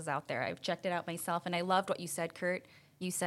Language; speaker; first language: English; native; English